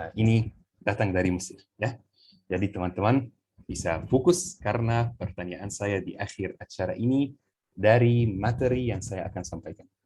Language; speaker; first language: Indonesian; non-native, fluent; Arabic